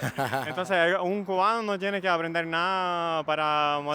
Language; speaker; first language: Spanish; non-native, fluent; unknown